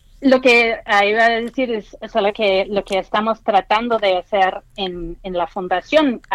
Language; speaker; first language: Spanish; non-native, fluent; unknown